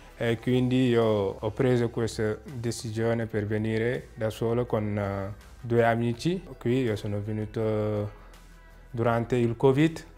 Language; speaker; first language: Italian; non-native, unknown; Wolof